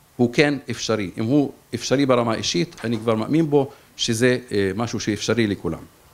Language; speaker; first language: Hebrew; native; Hebrew